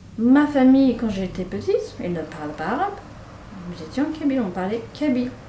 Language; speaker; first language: French; non-native, local second language; Kabyle